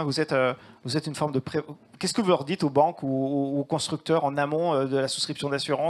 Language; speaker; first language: French; native; French